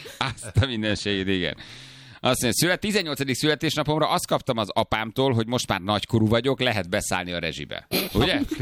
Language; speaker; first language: Hungarian; native; Hungarian